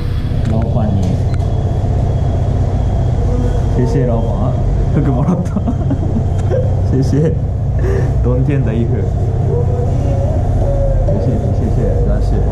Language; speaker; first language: Chinese; non-native, learner; Japanese